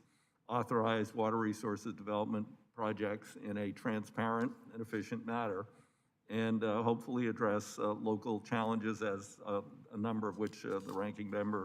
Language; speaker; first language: English; native; English